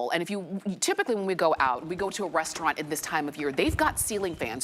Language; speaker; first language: English; native; English